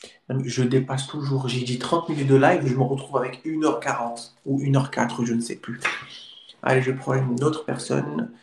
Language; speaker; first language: French; native; French